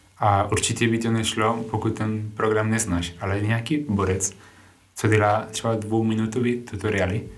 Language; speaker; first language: Czech; non-native, fluent; Spanish